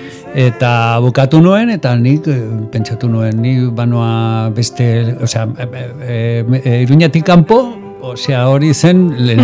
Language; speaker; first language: Basque; non-native, local second language; Spanish